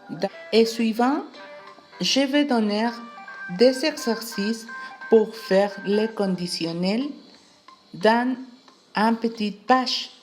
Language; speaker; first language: French; non-native, learner; Spanish